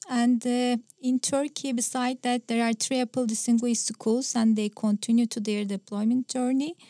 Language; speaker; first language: English; non-native, fluent; Turkish